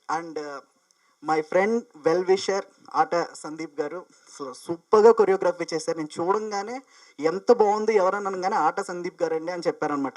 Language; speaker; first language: Telugu; native; Telugu